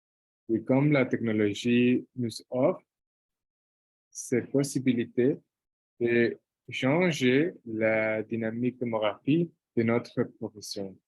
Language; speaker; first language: French; non-native, fluent; Portuguese